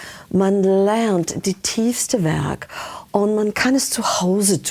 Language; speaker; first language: German; non-native, fluent; English